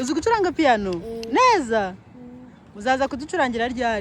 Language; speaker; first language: Kinyarwanda; native; Kinyarwanda